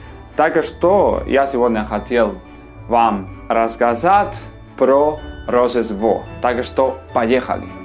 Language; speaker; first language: Russian; non-native, learner; Spanish